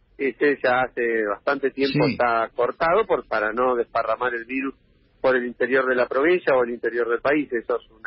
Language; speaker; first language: Spanish; native; Spanish